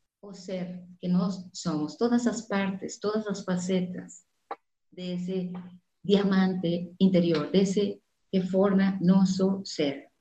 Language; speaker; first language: Spanish; non-native, fluent; Portuguese